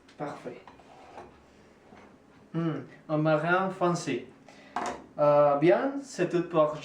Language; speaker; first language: French; non-native, learner; Spanish